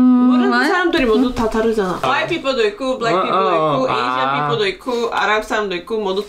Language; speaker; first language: Korean; non-native, learner; Portuguese